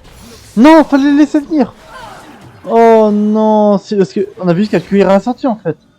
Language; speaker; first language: French; native; French